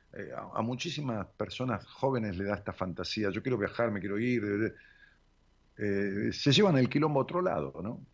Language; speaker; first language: Spanish; native; Spanish